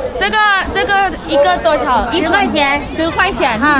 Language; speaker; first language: Chinese; non-native, fluent; Thai